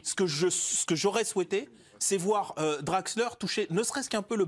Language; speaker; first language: French; native; French